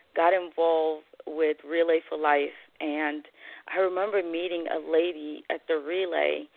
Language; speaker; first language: English; non-native, fluent; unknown